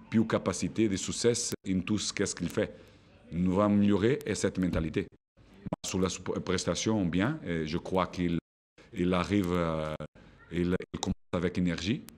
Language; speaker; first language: French; non-native, fluent; Portuguese